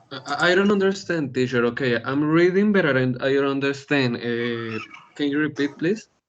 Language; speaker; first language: English; non-native, learner; Spanish